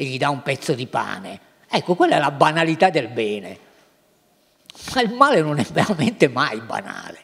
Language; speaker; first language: Italian; native; Italian